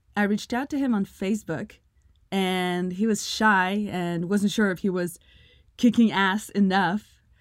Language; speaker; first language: English; non-native, fluent; Russian